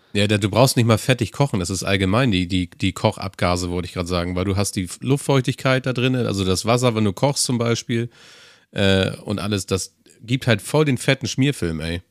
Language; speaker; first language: German; native; German